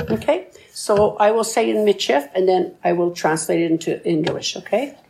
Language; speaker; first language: English; non-native, fluent; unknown